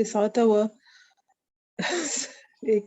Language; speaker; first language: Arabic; non-native, learner; Urdu